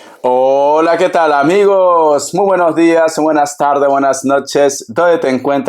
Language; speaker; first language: Spanish; native; Spanish